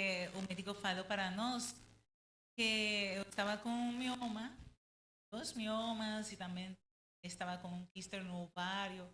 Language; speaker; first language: Portuguese; non-native, learner; Spanish